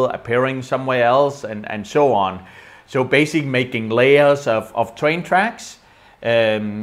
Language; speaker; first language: English; non-native, fluent; Danish